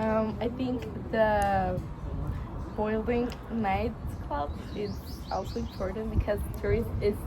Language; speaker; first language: English; non-native, learner; Spanish